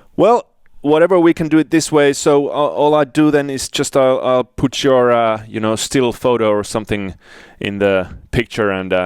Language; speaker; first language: English; non-native, fluent; Finnish